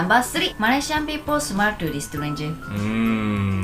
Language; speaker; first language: English; non-native, fluent; Japanese